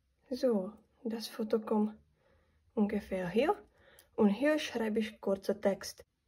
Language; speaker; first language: German; non-native, learner; Czech